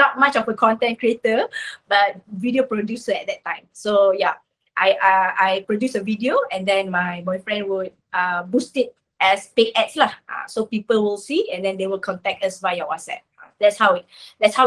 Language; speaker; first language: English; non-native, local second language; Malay